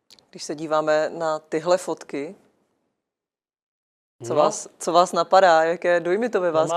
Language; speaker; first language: Czech; native; Czech